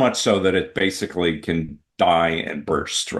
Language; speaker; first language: English; native; English